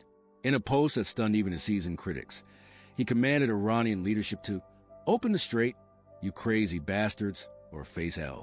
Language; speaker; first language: English; native; English